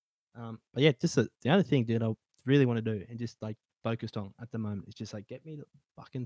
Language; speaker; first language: English; native; English